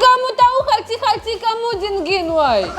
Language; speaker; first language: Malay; non-native, learner; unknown